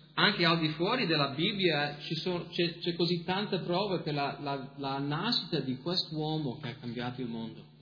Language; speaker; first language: Italian; non-native, fluent; English